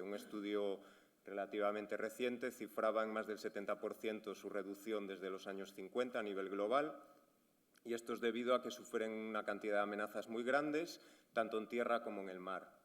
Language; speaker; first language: Spanish; native; Spanish